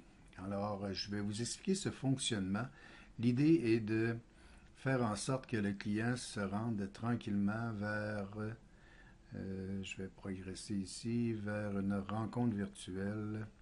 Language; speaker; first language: French; native; French